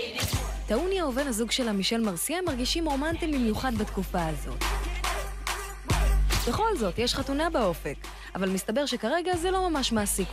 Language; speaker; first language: Hebrew; native; Hebrew